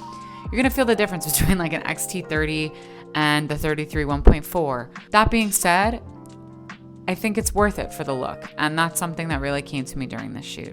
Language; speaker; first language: English; native; English